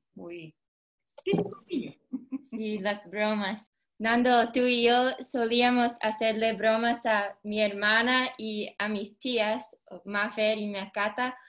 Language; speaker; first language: Spanish; early bilingual, heritage; Spanish